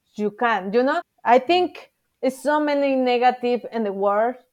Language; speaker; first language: English; non-native, learner; Spanish